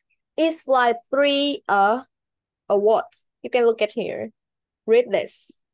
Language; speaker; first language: English; non-native, learner; Vietnamese